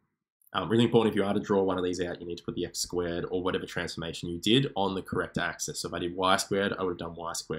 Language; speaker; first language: English; native; English